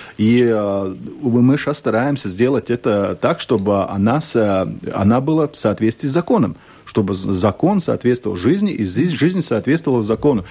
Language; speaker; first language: Russian; non-native, local second language; Latvian